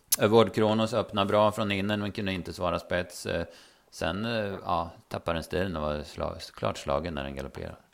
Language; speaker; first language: Swedish; native; Swedish